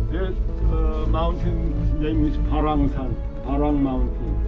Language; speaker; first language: English; non-native, learner; Korean